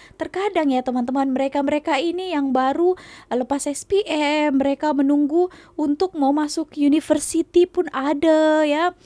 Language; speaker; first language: Malay; native; Malay